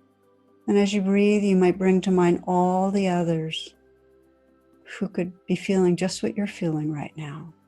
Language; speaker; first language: English; native; English